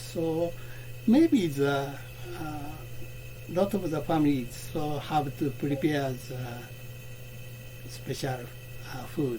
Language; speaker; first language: English; non-native, learner; Japanese